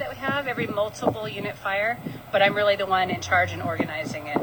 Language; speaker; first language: English; native; English